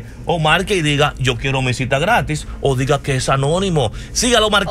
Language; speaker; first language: Spanish; native; Spanish